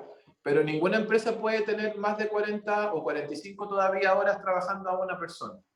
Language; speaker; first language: Spanish; native; Spanish